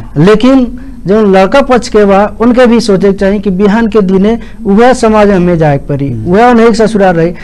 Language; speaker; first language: Bhojpuri; non-native, local second language; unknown